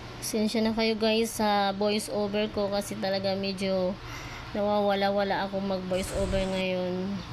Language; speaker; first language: Filipino; non-native, local second language; Bikol